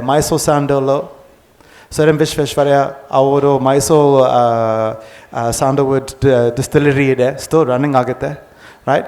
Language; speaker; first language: Kannada; non-native, fluent; English